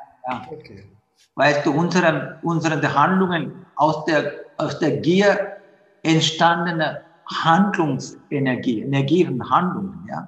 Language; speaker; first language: German; non-native, fluent; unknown